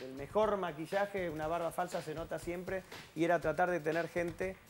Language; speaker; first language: Spanish; native; Spanish